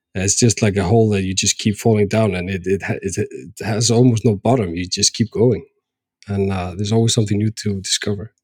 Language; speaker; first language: English; non-native, fluent; Icelandic